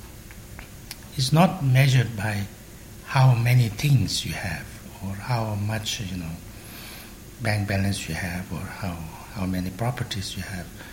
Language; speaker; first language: English; non-native, fluent; Chinese